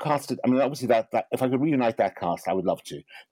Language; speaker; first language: English; native; English